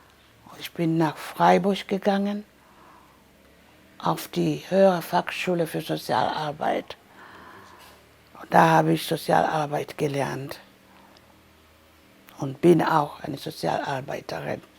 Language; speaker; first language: German; non-native, learner; Ganda